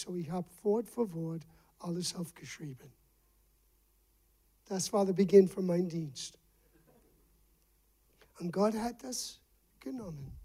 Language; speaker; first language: German; non-native, fluent; English